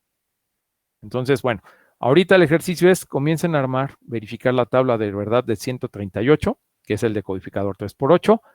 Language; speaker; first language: Spanish; native; Spanish